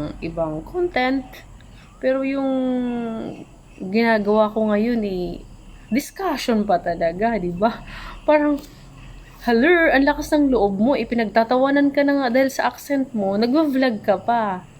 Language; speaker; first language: Filipino; non-native, local second language; Waray